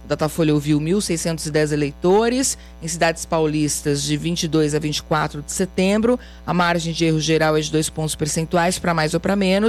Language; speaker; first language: Portuguese; native; Portuguese